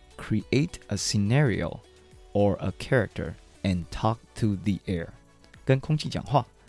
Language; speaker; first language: English; non-native, fluent; Chinese